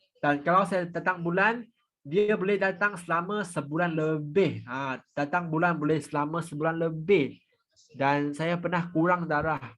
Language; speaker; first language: Malay; non-native, local second language; Chinese